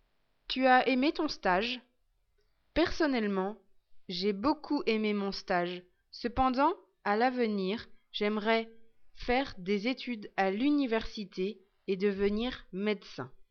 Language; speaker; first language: French; non-native, learner; English